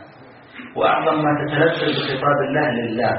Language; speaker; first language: Arabic; native; Arabic